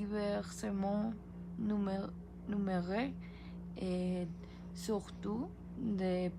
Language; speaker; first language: French; non-native, learner; Spanish